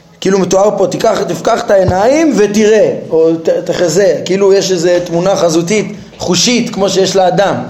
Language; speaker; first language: Hebrew; native; Hebrew